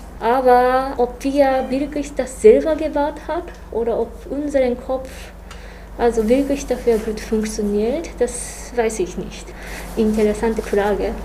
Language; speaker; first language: German; non-native, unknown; Japanese